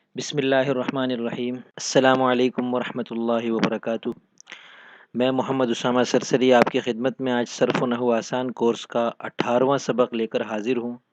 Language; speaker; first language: Urdu; native; Urdu